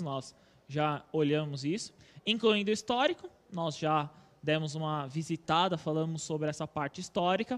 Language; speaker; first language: Portuguese; native; Portuguese